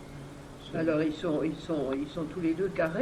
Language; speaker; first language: French; native; French